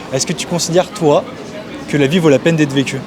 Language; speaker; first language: French; native; French